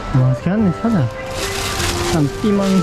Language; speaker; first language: Korean; native; Korean